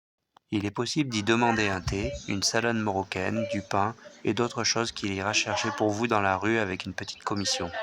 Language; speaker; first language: French; native; French